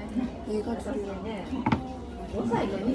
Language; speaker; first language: Japanese; native; Japanese